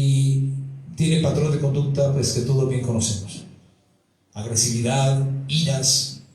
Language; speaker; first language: Spanish; native; Spanish